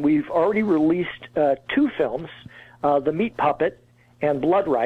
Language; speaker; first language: English; native; English